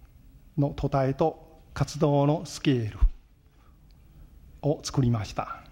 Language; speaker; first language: Japanese; non-native, fluent; Chinese